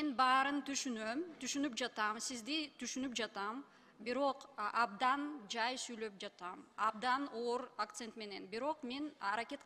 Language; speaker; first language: Kyrgyz; non-native, learner; Russian